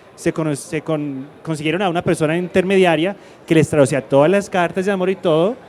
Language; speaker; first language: Spanish; early bilingual, heritage; Spanish